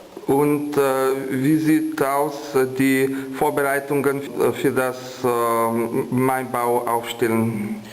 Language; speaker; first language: German; non-native, learner; Slovenian